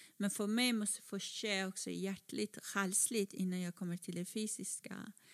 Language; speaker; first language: Swedish; non-native, fluent; Persian